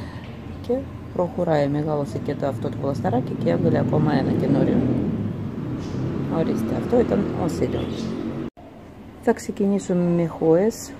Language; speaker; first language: Greek; non-native, fluent; Russian